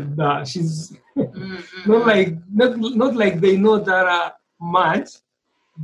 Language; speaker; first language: English; non-native, local second language; Swahili